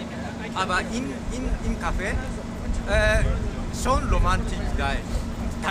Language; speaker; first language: German; non-native, learner; Japanese